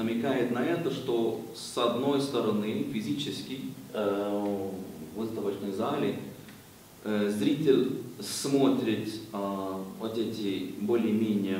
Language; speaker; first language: Russian; non-native, fluent; Swedish